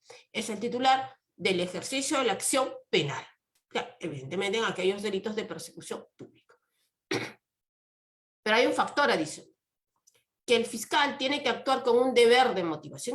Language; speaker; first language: Spanish; native; Spanish